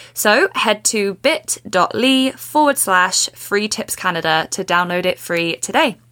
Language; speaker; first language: English; native; English